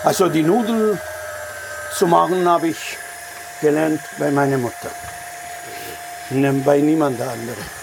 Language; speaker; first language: German; non-native, fluent; Italian